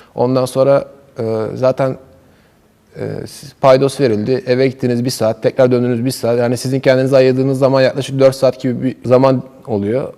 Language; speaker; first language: Turkish; native; Turkish